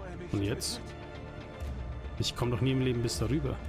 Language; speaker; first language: German; native; German